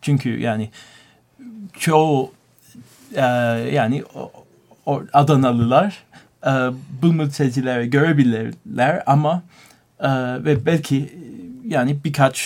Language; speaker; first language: Turkish; non-native, learner; English